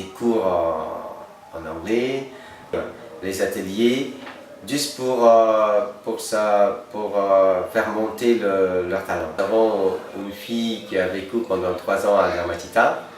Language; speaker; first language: French; non-native, fluent; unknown